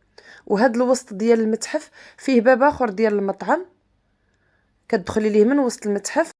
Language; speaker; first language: Arabic; native; Arabic